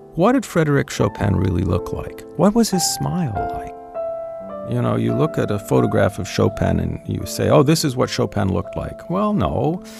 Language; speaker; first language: English; native; English